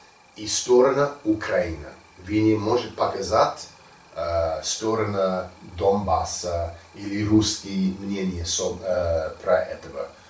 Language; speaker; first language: Russian; non-native, learner; English